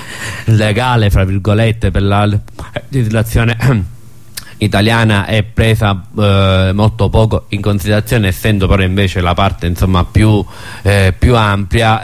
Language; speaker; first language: Italian; native; Italian